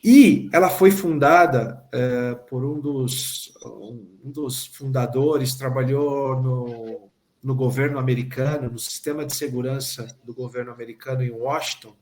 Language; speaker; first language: Portuguese; native; Portuguese